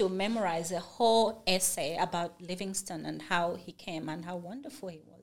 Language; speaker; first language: English; non-native, local second language; Bemba